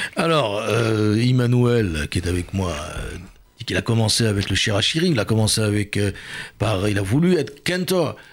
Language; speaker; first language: French; native; French